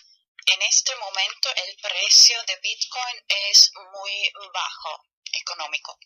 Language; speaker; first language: Spanish; non-native, fluent; German